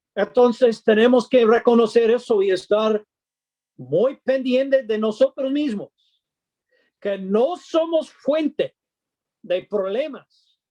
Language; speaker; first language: Spanish; non-native, fluent; English